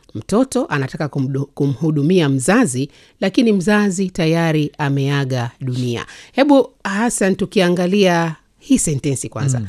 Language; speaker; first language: Swahili; native; Swahili